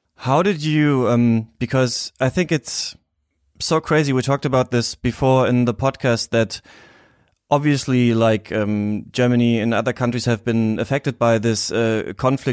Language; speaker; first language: English; non-native, fluent; German